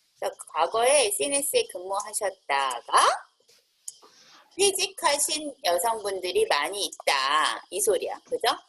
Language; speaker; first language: Korean; native; Korean